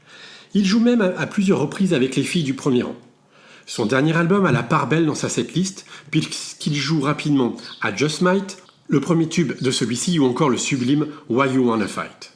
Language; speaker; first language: French; native; French